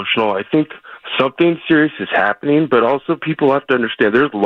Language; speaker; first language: English; native; English